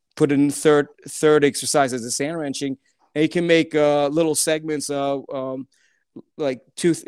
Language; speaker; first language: English; early bilingual, other home language; Turkish